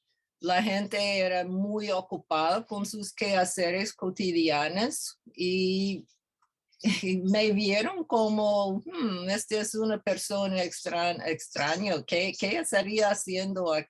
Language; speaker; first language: Spanish; non-native, fluent; English